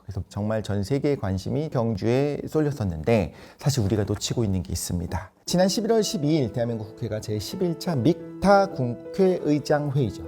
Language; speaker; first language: Korean; native; Korean